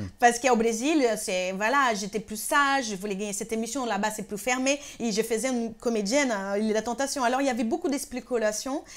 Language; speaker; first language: French; non-native, fluent; Portuguese